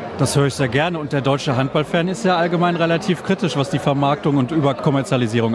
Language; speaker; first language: German; native; German